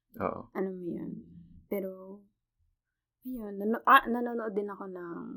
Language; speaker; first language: Filipino; native; Filipino